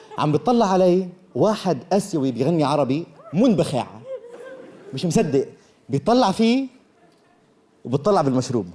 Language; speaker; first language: Arabic; early bilingual, other home language; Korean